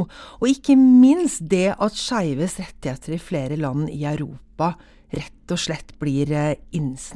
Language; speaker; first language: Norwegian; native; Norwegian